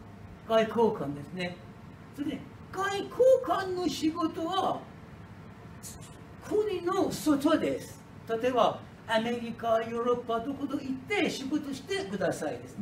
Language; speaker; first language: Japanese; non-native, learner; Persian